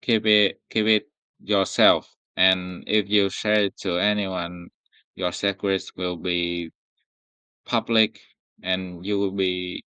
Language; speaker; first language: English; non-native, learner; Vietnamese